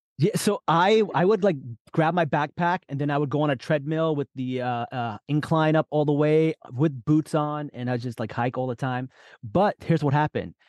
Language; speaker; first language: English; early bilingual, other home language; Urdu